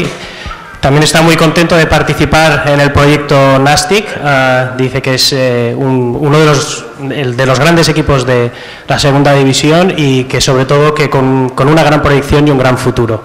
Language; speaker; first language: Spanish; native; Spanish